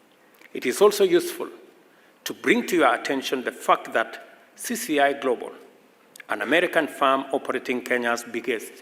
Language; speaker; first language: English; non-native, local second language; Swahili